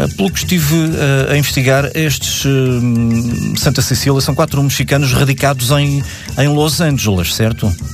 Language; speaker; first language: Portuguese; native; Portuguese